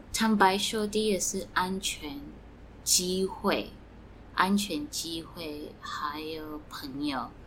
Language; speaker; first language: Chinese; non-native, fluent; Swati